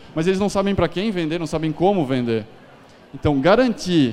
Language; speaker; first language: Portuguese; native; Portuguese